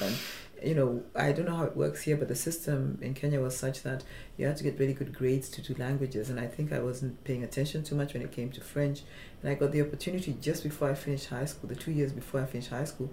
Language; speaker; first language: English; non-native, local second language; Luo (Kenya and Tanzania)